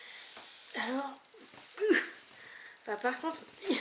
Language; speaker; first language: French; native; French